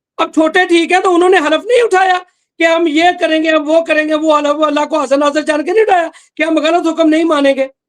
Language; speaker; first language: Urdu; non-native, local second language; Punjabi